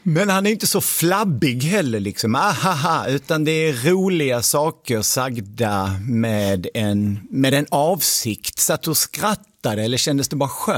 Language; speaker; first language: Swedish; native; Swedish